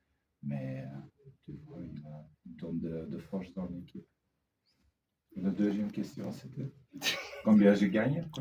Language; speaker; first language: French; non-native, fluent; Dutch